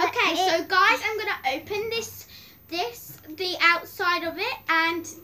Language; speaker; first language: English; native; English